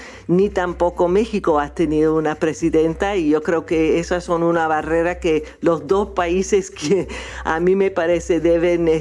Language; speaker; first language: Spanish; non-native, fluent; English